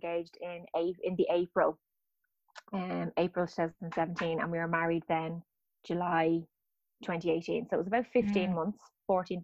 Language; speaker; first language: English; native; English